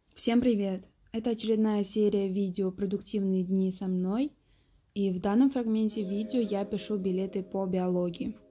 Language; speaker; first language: Russian; non-native, local second language; Uzbek